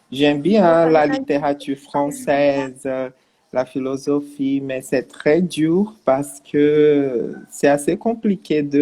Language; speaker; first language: French; non-native, learner; Portuguese